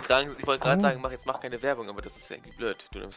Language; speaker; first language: German; native; German